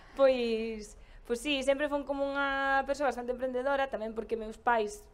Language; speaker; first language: Galician; native; Galician